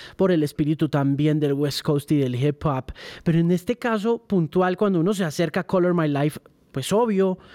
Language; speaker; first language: Spanish; native; Spanish